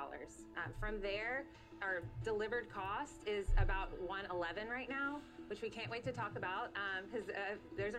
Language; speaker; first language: English; native; English